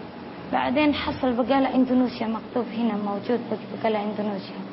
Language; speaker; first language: Arabic; non-native, learner; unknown